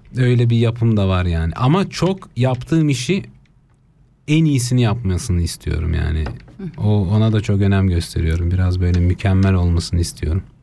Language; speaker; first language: Turkish; early bilingual, heritage; Turkish